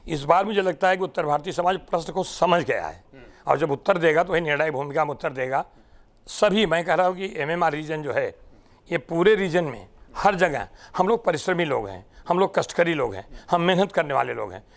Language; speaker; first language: Hindi; non-native, local second language; Marathi